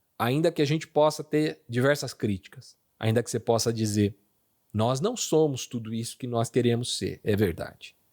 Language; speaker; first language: Portuguese; native; Portuguese